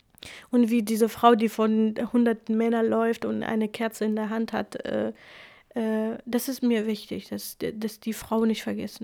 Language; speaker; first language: German; early bilingual, other home language; Kurdish